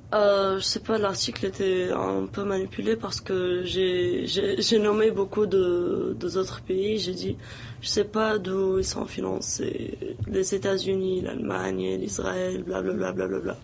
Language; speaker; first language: French; non-native, local second language; Arabic